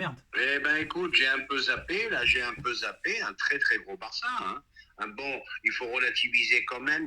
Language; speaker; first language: French; native; French